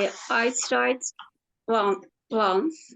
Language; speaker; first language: English; non-native, learner; Turkish